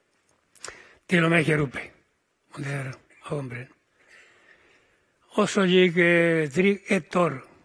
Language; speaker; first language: Swedish; non-native, fluent; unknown